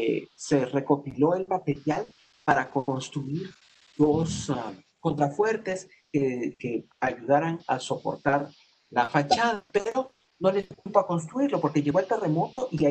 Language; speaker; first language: Spanish; native; Spanish